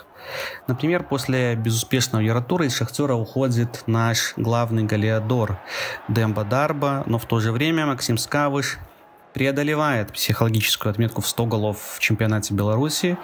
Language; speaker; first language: Russian; native; Russian